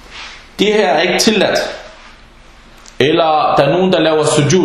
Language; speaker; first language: Danish; non-native, fluent; Arabic